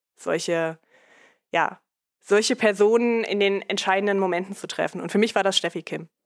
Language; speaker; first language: German; native; German